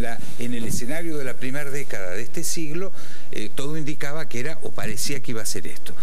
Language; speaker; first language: Spanish; native; Spanish